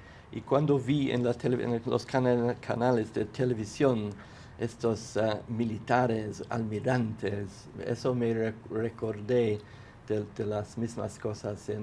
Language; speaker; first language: Spanish; non-native, fluent; English